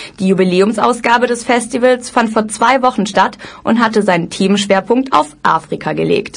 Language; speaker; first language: German; native; German